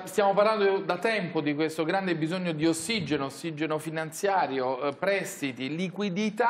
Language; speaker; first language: Italian; native; Italian